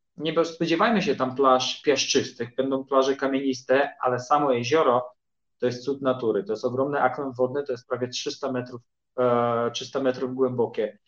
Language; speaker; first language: Polish; early bilingual, heritage; Polish